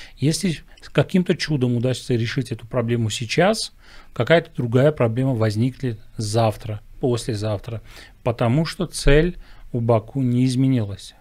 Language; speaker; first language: Russian; non-native, local second language; Armenian